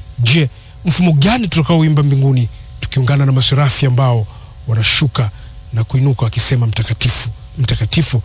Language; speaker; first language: Swahili; native; Swahili